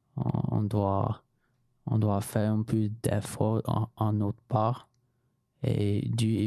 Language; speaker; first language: French; non-native, fluent; English